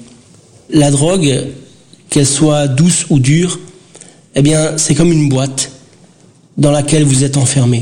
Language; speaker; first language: French; early bilingual, other home language; Portuguese